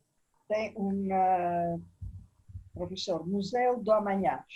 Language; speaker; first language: Portuguese; non-native, learner; Italian